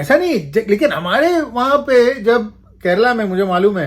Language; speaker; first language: Hindi; non-native, local second language; Malayalam